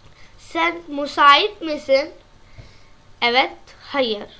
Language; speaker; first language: Turkish; non-native, learner; Urdu